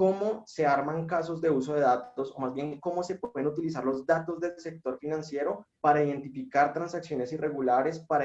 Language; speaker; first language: Spanish; native; Spanish